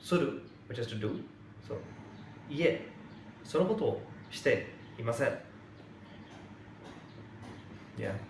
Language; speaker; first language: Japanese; non-native, fluent; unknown